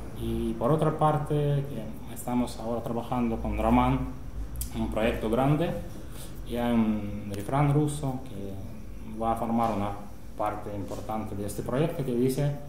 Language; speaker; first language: Spanish; non-native, fluent; Russian